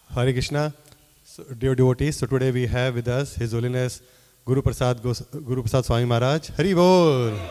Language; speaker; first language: English; non-native, local second language; Hindi